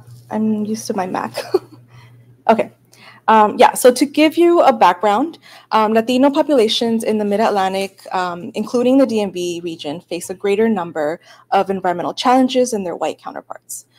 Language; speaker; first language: English; early bilingual, other home language; Spanish